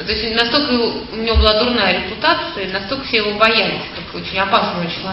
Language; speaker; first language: Russian; native; Russian